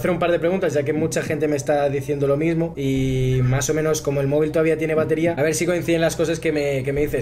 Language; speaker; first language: Spanish; native; Spanish